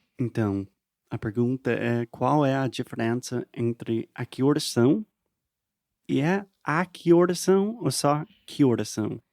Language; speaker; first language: Portuguese; non-native, fluent; English